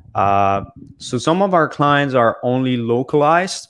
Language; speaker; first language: English; non-native, fluent; Spanish